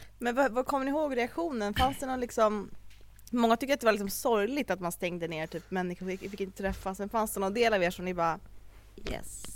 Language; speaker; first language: Swedish; native; Swedish